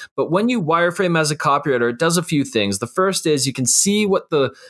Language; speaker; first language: English; native; English